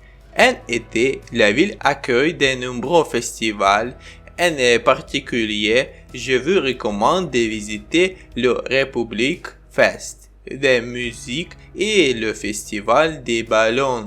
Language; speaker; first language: French; non-native, learner; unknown